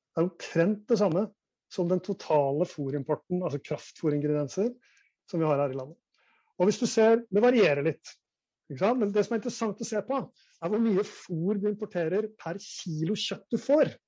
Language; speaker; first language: Norwegian; native; Norwegian